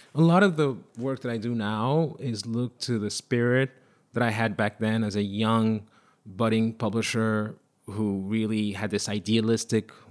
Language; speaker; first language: English; non-native, fluent; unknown